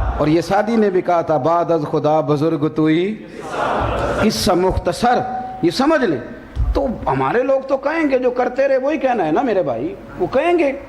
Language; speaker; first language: Urdu; non-native, local second language; Punjabi